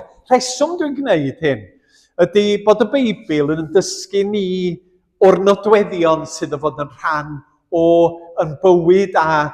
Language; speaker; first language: Welsh; native; Welsh